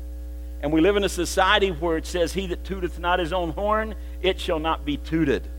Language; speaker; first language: English; native; English